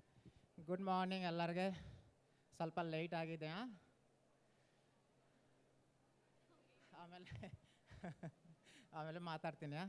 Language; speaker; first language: Kannada; non-native, learner; Bangla